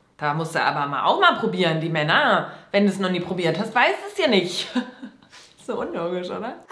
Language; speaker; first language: German; native; German